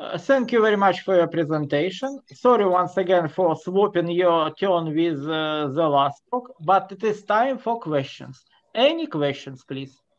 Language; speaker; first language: English; non-native, fluent; Russian